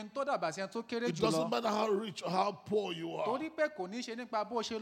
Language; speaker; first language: English; non-native, local second language; Igbo